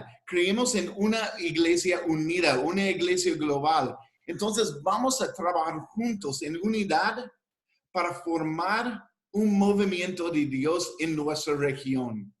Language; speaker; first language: Spanish; non-native, fluent; English